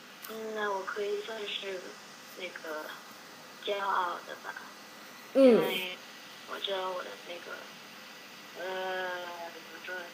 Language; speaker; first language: Chinese; non-native, learner; English